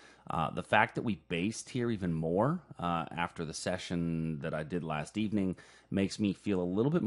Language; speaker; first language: English; native; English